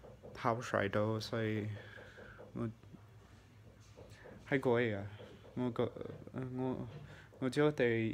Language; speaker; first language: Chinese; non-native, fluent; English